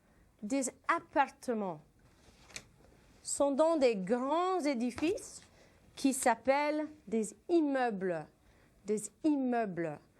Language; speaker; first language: French; non-native, fluent; English